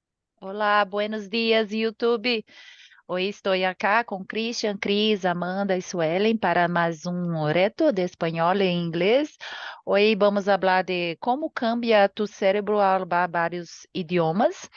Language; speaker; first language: Spanish; non-native, learner; Portuguese